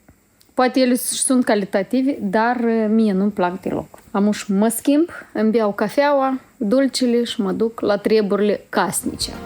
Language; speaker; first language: Romanian; native; Romanian